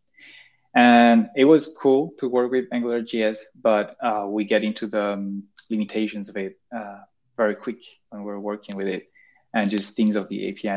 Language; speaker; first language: English; non-native, fluent; Spanish